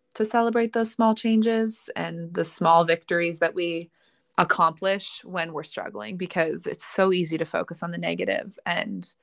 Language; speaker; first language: English; native; English